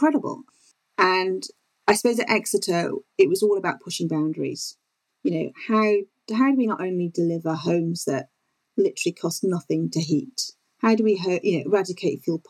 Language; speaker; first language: English; native; English